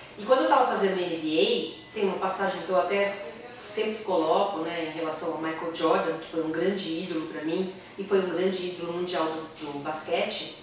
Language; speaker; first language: Portuguese; native; Portuguese